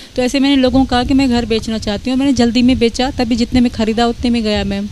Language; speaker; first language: Urdu; non-native, local second language; Sindhi